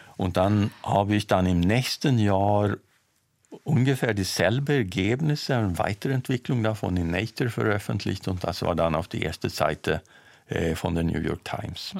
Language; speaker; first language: German; non-native, fluent; Swedish